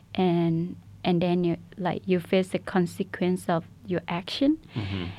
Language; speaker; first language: English; non-native, fluent; Burmese